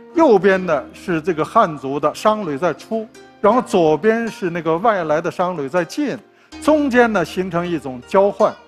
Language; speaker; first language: Chinese; native; Chinese